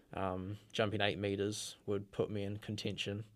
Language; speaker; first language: English; native; English